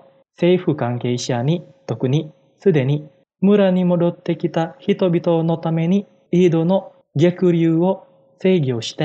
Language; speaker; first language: Japanese; non-native, fluent; Indonesian